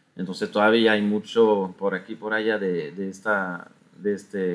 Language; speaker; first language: Spanish; non-native, fluent; French